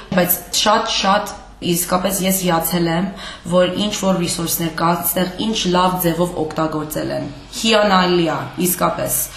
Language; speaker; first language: Armenian; early bilingual, heritage; Armenian